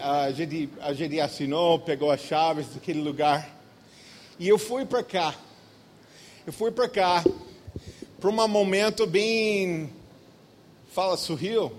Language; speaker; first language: Portuguese; non-native, fluent; English